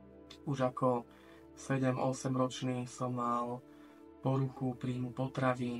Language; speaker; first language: Slovak; native; Slovak